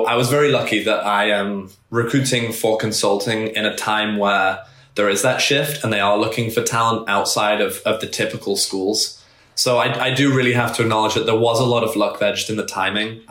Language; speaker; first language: English; native; English